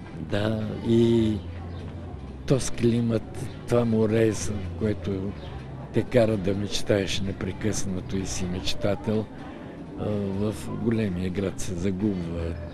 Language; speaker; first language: Bulgarian; native; Bulgarian